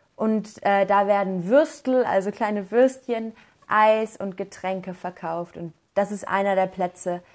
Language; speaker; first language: German; native; German